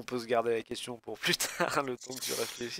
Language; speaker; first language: French; native; French